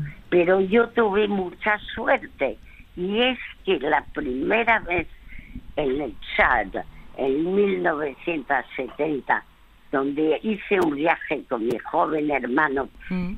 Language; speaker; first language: Spanish; early bilingual, other home language; French